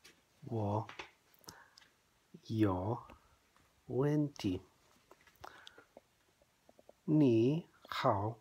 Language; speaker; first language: Chinese; non-native, learner; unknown